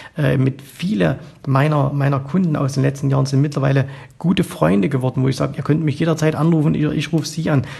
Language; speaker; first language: German; native; German